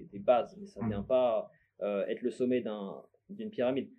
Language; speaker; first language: French; native; French